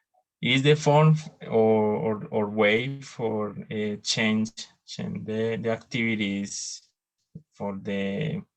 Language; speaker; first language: English; non-native, learner; Spanish